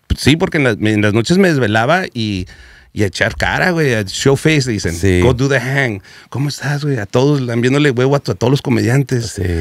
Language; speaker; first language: Spanish; early bilingual, heritage; Spanish